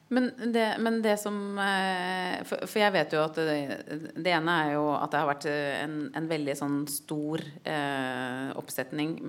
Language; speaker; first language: Norwegian; native; Norwegian